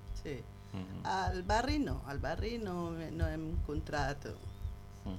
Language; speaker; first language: Catalan; non-native, learner; Spanish